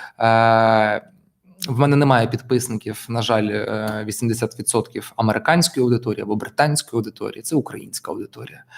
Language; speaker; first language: Ukrainian; non-native, local second language; Russian